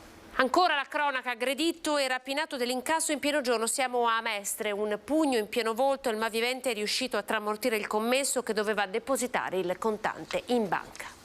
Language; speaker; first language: Italian; native; Italian